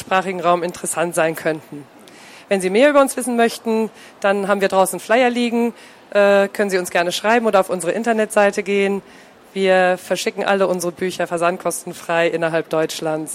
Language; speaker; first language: German; native; German